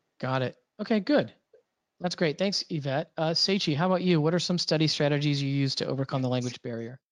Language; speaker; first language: English; native; English